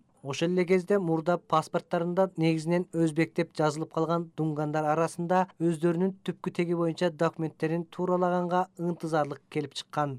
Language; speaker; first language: Kyrgyz; native; Kyrgyz